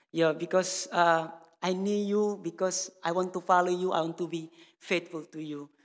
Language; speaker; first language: English; non-native, learner; Indonesian